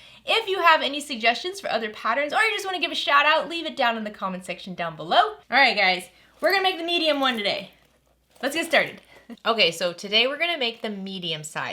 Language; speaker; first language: English; native; English